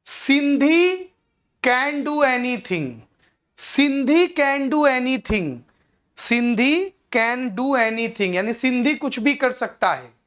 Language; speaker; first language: Hindi; native; Hindi